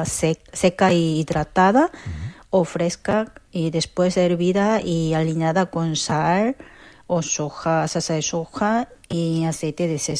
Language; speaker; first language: Spanish; non-native, fluent; Korean